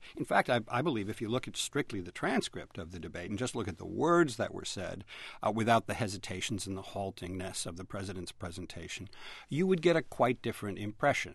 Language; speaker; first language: English; native; English